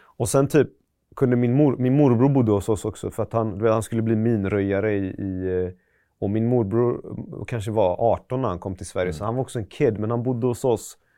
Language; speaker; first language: Swedish; early bilingual, other home language; Persian